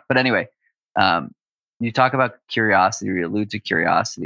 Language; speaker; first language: English; native; English